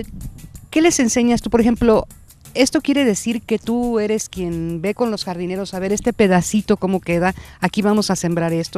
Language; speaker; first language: Spanish; native; Spanish